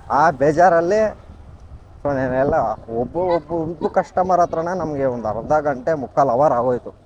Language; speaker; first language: Kannada; non-native, local second language; Telugu